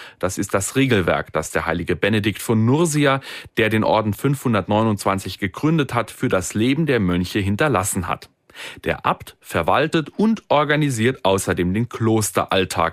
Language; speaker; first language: German; native; German